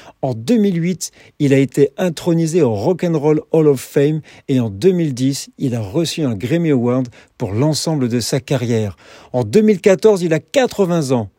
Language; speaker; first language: French; native; French